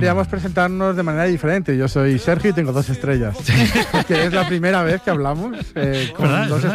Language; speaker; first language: Spanish; native; Spanish